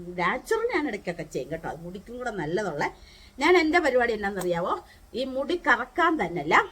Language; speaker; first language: Malayalam; native; Malayalam